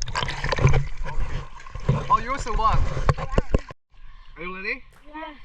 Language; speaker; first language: English; non-native, learner; Korean